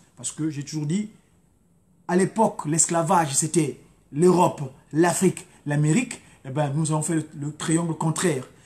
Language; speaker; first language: French; non-native, local second language; Lingala